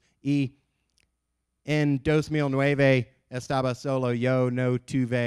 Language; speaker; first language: Spanish; non-native, learner; English